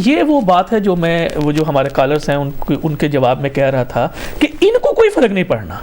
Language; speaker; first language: Urdu; non-native, local second language; Punjabi